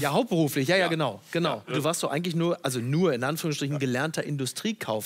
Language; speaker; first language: German; native; German